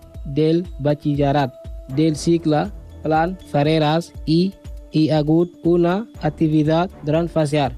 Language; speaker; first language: Catalan; non-native, learner; Spanish